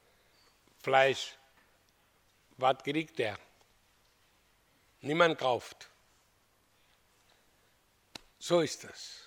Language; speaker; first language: German; non-native, fluent; Hindi